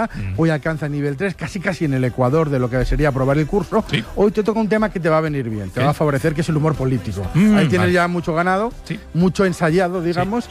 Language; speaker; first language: Spanish; native; Spanish